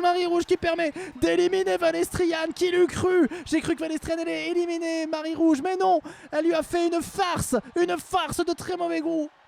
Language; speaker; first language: French; native; French